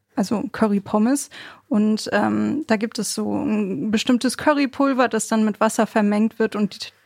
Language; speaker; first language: German; native; German